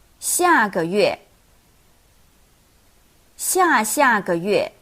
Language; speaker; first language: Chinese; non-native, fluent; Korean